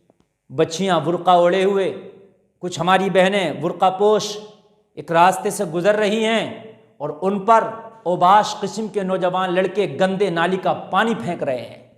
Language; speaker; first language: Urdu; native; Urdu